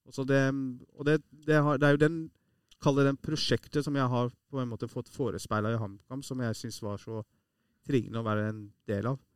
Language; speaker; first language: Norwegian; early bilingual, other home language; Persian